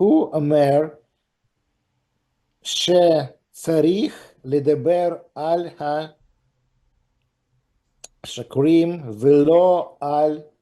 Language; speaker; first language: Hebrew; non-native, learner; English